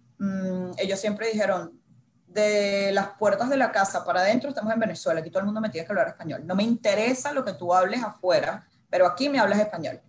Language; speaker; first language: Spanish; native; Spanish